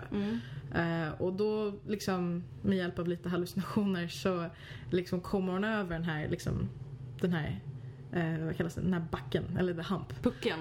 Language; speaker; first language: Swedish; native; Swedish